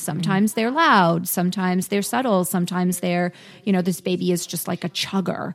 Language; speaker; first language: English; native; English